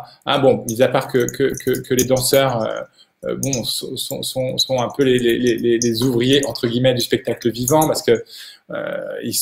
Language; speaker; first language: French; native; French